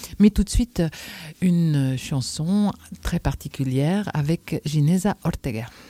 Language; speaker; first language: French; native; French